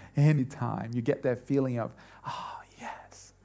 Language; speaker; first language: English; early bilingual, other home language; German